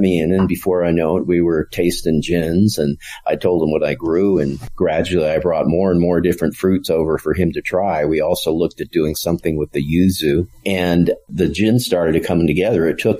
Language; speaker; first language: English; native; English